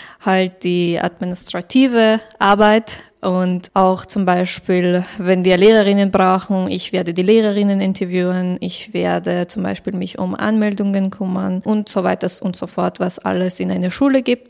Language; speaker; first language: German; non-native, fluent; Persian